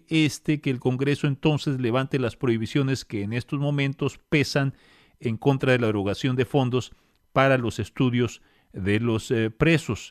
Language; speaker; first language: Spanish; native; Spanish